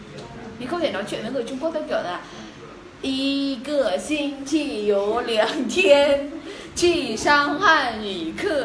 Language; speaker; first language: Chinese; non-native, fluent; Vietnamese